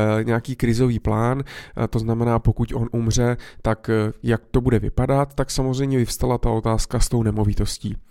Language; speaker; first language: Czech; native; Czech